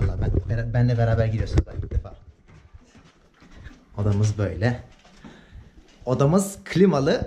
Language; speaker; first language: Turkish; native; Turkish